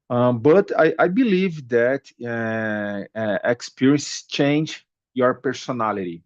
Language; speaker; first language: English; non-native, learner; Portuguese